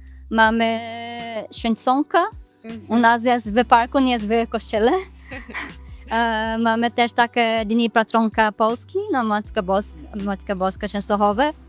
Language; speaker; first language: Polish; non-native, learner; Portuguese